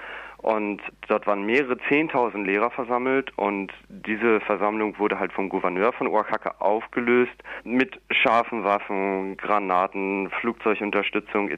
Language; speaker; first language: German; native; German